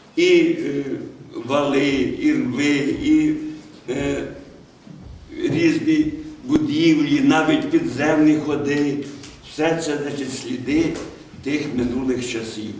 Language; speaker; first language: Ukrainian; native; Ukrainian